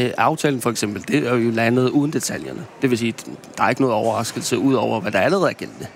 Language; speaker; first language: Danish; non-native, local second language; Kalaallisut